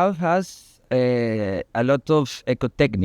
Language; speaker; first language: English; non-native, learner; Spanish